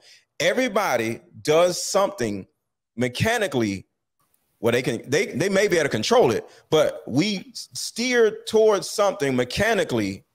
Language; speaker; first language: English; native; English